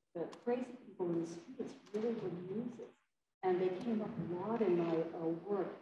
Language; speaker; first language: English; native; English